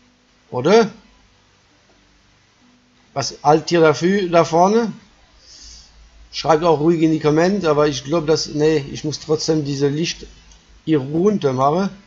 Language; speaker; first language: German; non-native, fluent; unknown